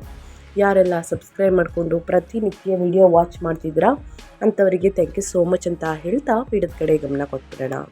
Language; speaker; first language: Kannada; native; Kannada